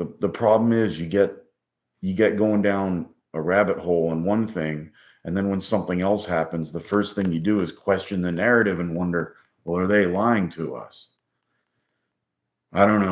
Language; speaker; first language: English; native; English